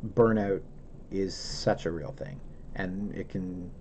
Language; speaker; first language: English; native; English